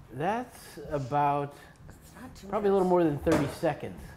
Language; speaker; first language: English; native; English